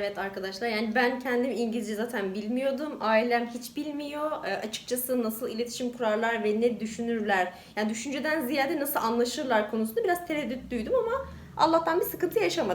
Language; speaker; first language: Turkish; native; Turkish